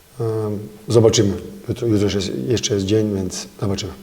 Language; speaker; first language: Polish; non-native, fluent; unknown